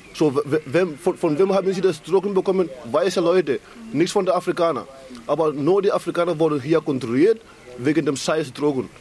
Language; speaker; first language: German; non-native, learner; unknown